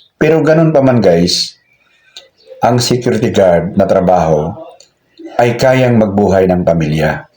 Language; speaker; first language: Filipino; non-native, local second language; Cebuano